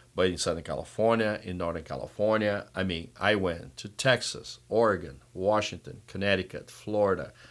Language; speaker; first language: English; non-native, fluent; Portuguese